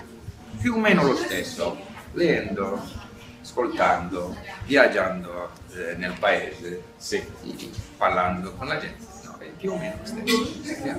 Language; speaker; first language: Italian; non-native, learner; English